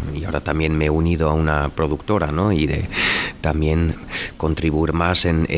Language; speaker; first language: Spanish; non-native, fluent; German